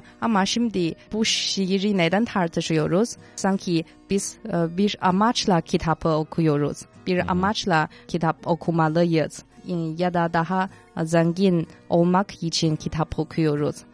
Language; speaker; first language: Turkish; non-native, fluent; Chinese